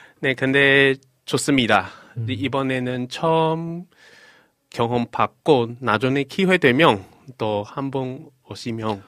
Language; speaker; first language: Korean; non-native, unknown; Chinese